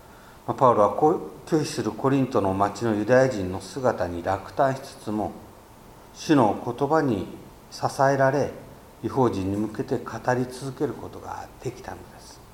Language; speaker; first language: Japanese; native; Japanese